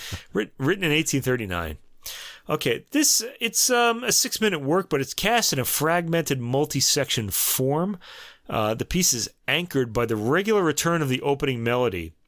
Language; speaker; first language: English; native; English